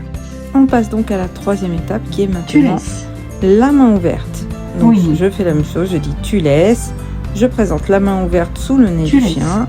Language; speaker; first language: French; native; French